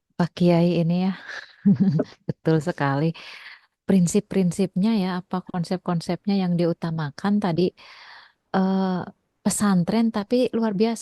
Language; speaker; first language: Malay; non-native, local second language; Sundanese